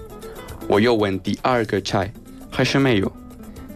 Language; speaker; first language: Chinese; non-native, learner; Spanish